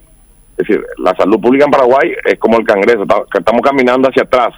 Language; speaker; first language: Spanish; native; Spanish